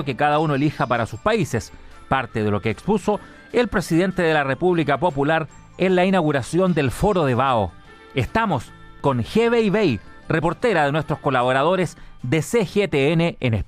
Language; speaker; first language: Spanish; native; Spanish